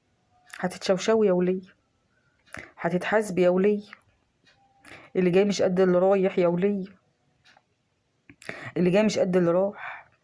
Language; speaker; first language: Arabic; native; Arabic